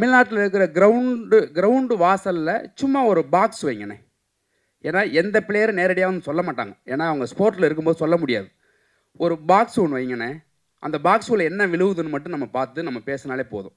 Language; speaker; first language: Tamil; native; Tamil